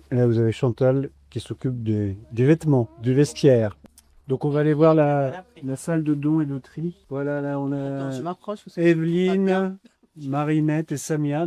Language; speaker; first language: French; native; French